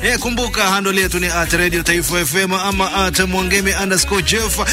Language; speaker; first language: English; non-native, local second language; Swahili